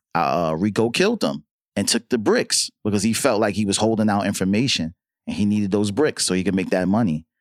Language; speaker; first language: English; native; English